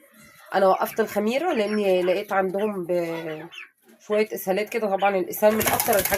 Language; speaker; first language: Arabic; native; Arabic